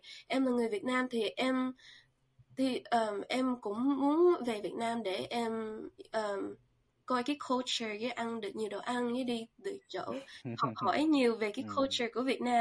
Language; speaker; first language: Vietnamese; early bilingual, heritage; Vietnamese